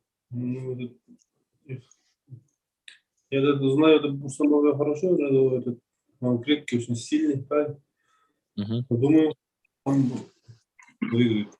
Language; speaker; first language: Russian; non-native, learner; Kazakh